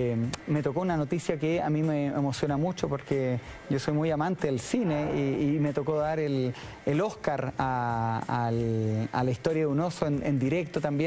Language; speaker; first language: Spanish; native; Spanish